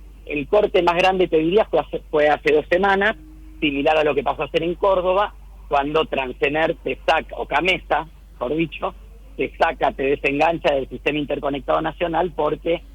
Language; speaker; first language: Spanish; native; Spanish